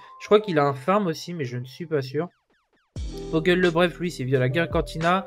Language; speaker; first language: French; native; French